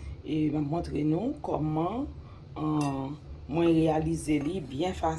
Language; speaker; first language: French; non-native, local second language; Haitian Creole